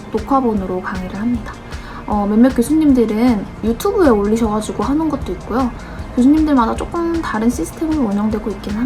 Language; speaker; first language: Korean; native; Korean